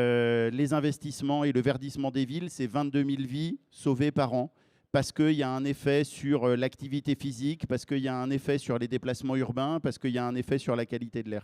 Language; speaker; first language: French; native; French